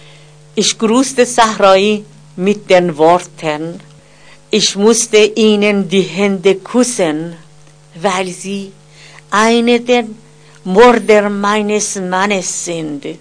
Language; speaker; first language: German; non-native, fluent; Persian